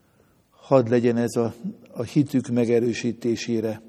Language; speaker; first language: Hungarian; native; Hungarian